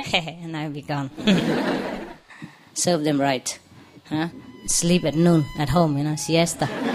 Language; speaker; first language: English; non-native, fluent; Vietnamese